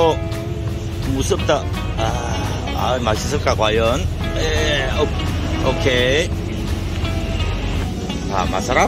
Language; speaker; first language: Korean; native; Korean